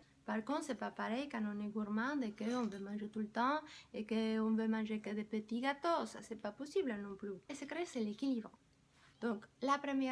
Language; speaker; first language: French; non-native, fluent; Spanish